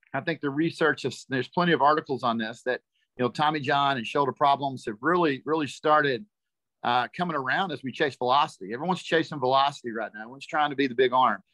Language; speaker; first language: English; native; English